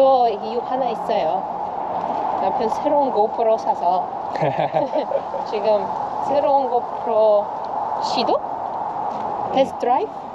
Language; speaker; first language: Korean; non-native, fluent; Russian